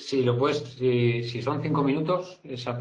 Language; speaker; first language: Spanish; native; Spanish